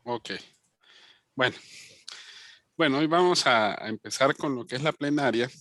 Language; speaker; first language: Spanish; native; Spanish